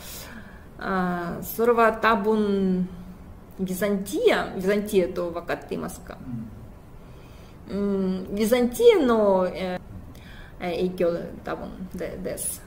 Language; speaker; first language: Japanese; non-native, fluent; Russian